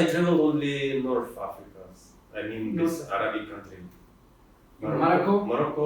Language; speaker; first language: English; non-native, fluent; Russian